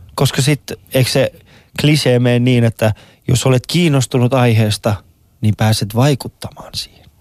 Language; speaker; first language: Finnish; non-native, fluent; Persian